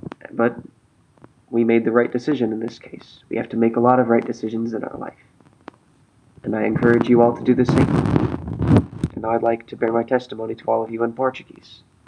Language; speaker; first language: English; native; English